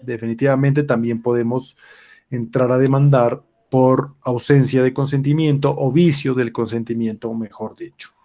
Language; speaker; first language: Spanish; native; Spanish